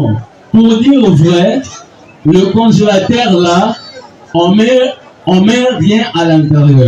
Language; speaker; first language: French; non-native, local second language; Lingala